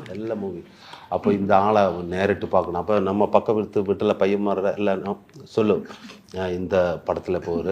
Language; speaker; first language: Tamil; non-native, learner; Malayalam